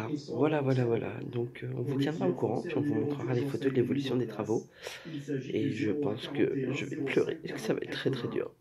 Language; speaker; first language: French; native; French